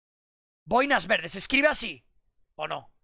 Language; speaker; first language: Spanish; native; Spanish